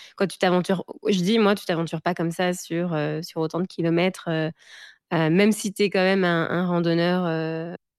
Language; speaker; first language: French; native; French